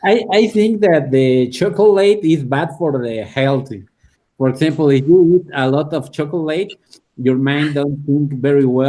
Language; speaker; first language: English; non-native, learner; Spanish